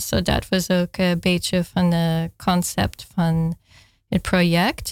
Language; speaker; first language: Dutch; non-native, fluent; English